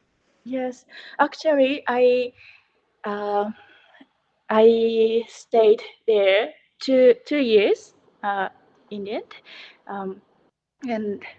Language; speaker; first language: English; non-native, learner; Japanese